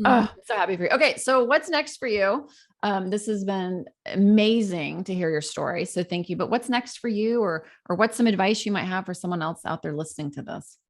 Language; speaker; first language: English; native; English